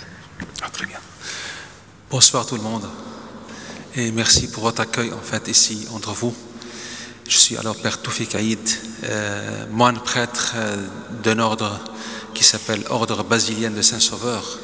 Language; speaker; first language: French; non-native, local second language; Arabic